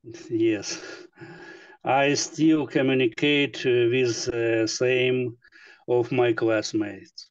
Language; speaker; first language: English; non-native, learner; Russian